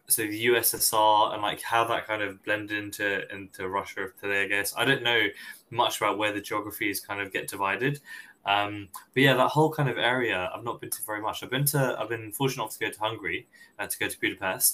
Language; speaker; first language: English; native; English